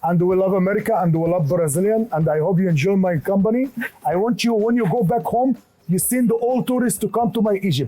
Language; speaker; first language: English; non-native, learner; Arabic